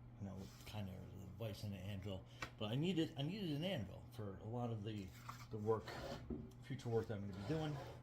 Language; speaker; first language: English; native; English